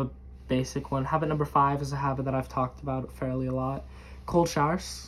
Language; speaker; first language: English; native; English